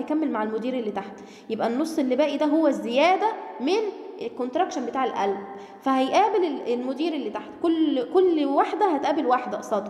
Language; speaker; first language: Arabic; native; Arabic